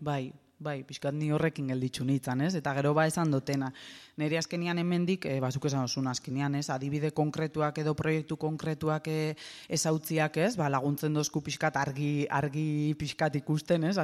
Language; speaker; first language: Basque; native; Basque